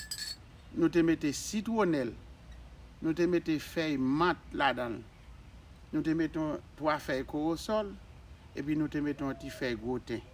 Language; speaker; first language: French; non-native, learner; Haitian Creole